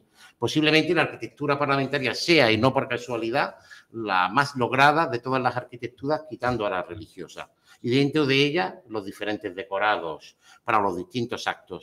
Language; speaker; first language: Spanish; native; Spanish